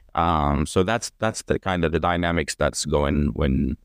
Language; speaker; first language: English; non-native, fluent; Arabic